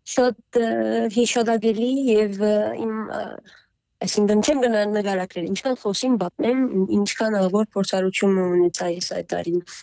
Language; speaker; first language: Armenian; early bilingual, heritage; Armenian